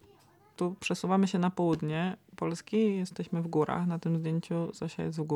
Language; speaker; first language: Polish; native; Polish